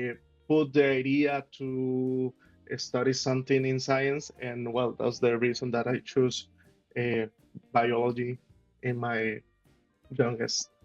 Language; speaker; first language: English; non-native, learner; Spanish